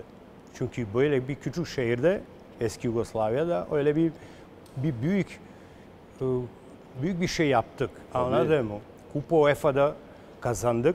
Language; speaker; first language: Turkish; non-native, learner; Serbian